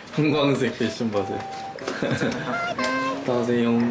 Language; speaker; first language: Korean; native; Korean